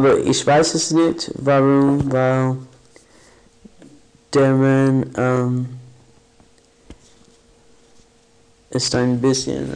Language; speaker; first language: German; non-native, learner; English